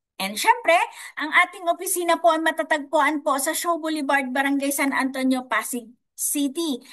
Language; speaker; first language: Filipino; non-native, local second language; Iloko